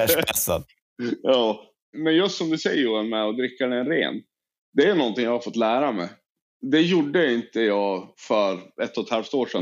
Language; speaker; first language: Swedish; native; Swedish